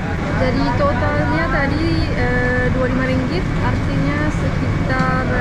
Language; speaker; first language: Indonesian; non-native, fluent; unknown